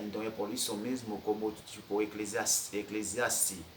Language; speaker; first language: Portuguese; non-native, fluent; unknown